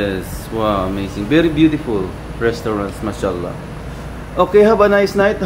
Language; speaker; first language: English; non-native, learner; Filipino